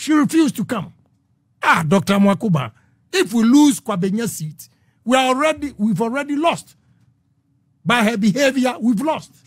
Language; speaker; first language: English; non-native, local second language; Akan